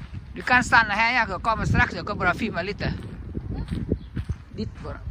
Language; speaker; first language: Swedish; non-native, learner; Vietnamese